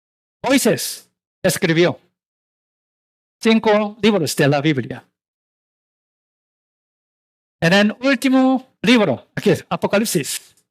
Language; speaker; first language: Spanish; non-native, learner; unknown